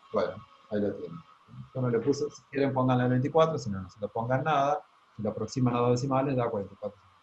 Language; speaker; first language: Spanish; native; Spanish